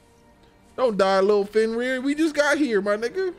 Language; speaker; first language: English; native; English